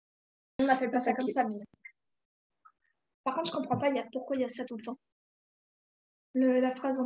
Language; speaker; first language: French; native; French